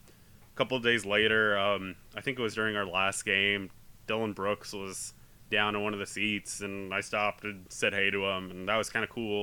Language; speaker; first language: English; native; English